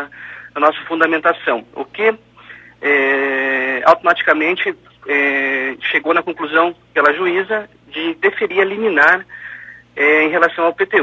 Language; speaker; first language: Portuguese; native; Portuguese